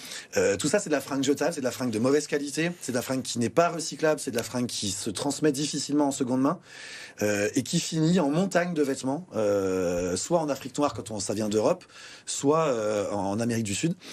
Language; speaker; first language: French; native; French